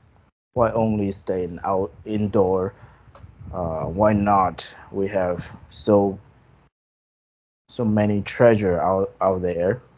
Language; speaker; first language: English; non-native, fluent; Chinese